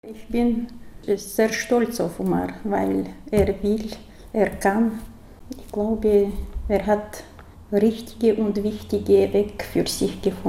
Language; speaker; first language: German; non-native, learner; Chechen